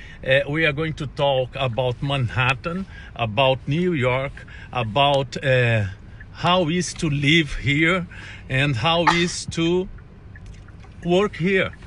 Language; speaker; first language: English; non-native, learner; Portuguese